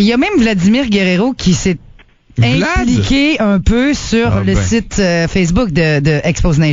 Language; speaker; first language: French; native; French